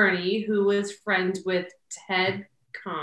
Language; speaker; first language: English; native; English